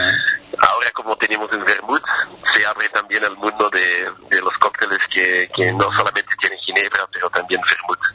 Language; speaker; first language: Spanish; non-native, fluent; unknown